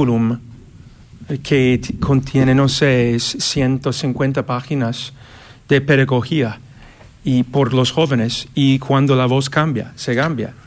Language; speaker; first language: Spanish; non-native, fluent; English